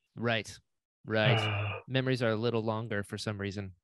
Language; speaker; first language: English; native; English